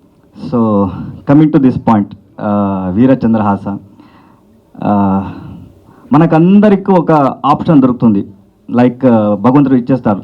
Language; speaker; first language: Telugu; non-native, learner; Kannada